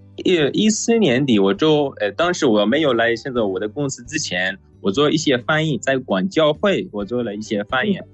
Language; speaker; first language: Chinese; non-native, fluent; Persian